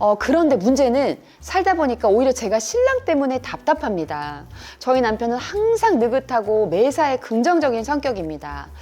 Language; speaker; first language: Korean; native; Korean